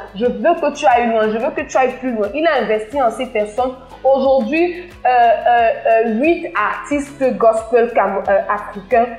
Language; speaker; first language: French; native; French